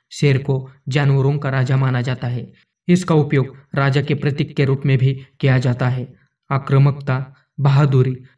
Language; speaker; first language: Hindi; non-native, local second language; Marathi